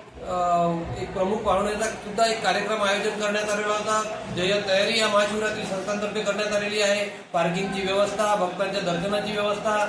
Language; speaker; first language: Marathi; native; Marathi